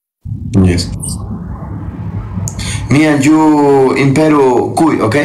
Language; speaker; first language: English; non-native, learner; Spanish